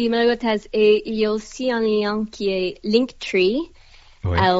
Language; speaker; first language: French; non-native, learner; English